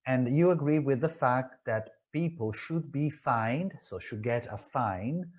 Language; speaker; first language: English; non-native, fluent; Italian